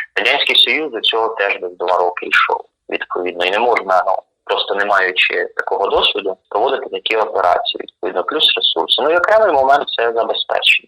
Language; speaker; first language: Ukrainian; native; Ukrainian